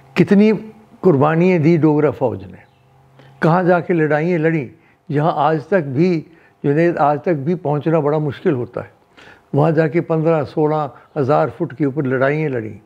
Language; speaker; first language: Hindi; non-native, local second language; Dogri